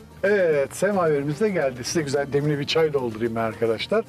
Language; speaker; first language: Turkish; native; Turkish